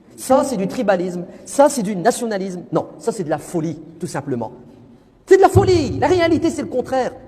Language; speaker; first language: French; early bilingual, other home language; Kabyle